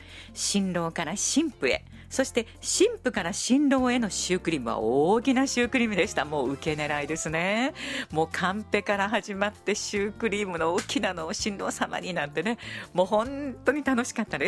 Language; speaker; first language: Japanese; native; Japanese